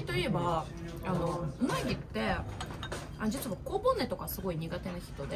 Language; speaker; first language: Japanese; non-native, fluent; Russian